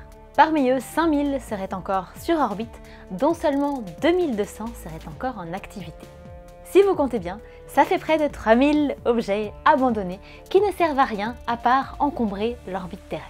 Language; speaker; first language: French; native; French